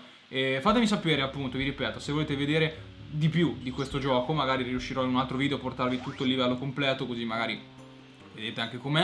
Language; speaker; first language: Italian; native; Italian